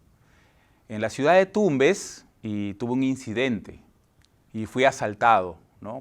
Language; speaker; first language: Spanish; native; Spanish